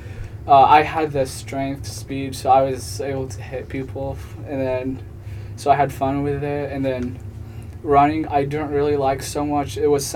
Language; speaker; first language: English; non-native, fluent; Tigrinya